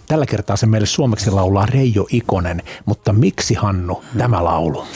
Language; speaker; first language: Finnish; native; Finnish